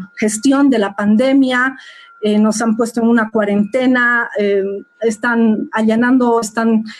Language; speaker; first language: Spanish; native; Spanish